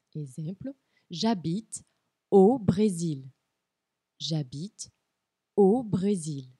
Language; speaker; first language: French; non-native, fluent; Portuguese